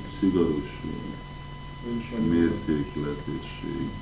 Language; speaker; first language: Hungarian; early bilingual, heritage; Hungarian